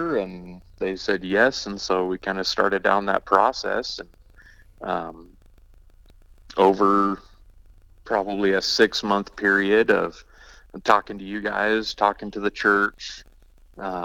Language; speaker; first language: English; native; English